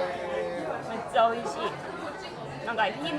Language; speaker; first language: Japanese; non-native, learner; Korean